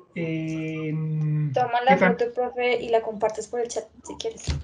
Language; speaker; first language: Spanish; native; Spanish